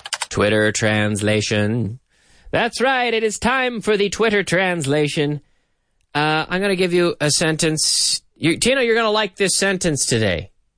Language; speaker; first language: English; native; English